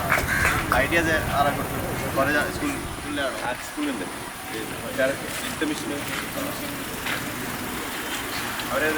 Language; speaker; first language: Malayalam; non-native, fluent; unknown